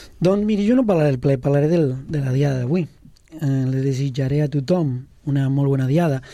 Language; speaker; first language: Catalan; non-native, local second language; Spanish